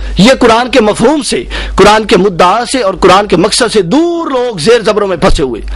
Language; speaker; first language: Urdu; native; Urdu